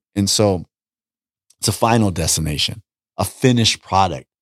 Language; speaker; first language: English; native; English